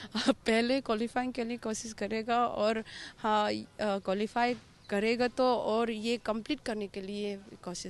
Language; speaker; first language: Hindi; non-native, local second language; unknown